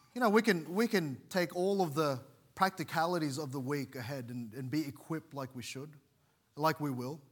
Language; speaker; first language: English; native; English